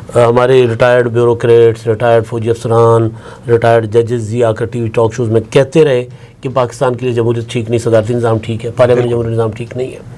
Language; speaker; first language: Urdu; non-native, local second language; Punjabi